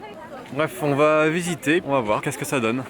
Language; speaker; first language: French; native; French